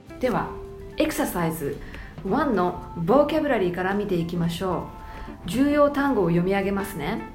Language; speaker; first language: Japanese; early bilingual, heritage; Japanese